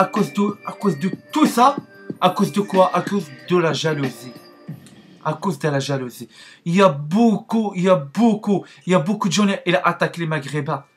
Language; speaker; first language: French; non-native, learner; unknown